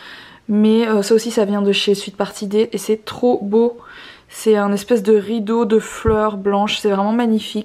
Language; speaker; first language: French; native; French